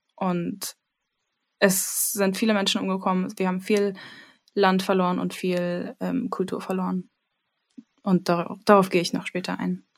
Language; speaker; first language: German; early bilingual, other home language; Armenian